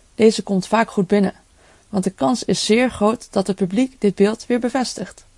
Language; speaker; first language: Dutch; early bilingual, other home language; Cantonese